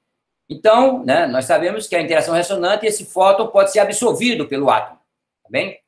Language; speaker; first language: Portuguese; native; Portuguese